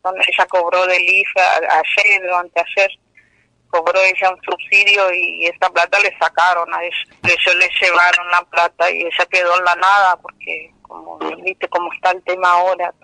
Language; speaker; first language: Spanish; native; Spanish